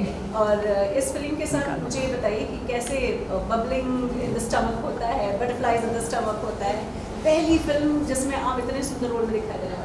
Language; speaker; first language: Hindi; native; Hindi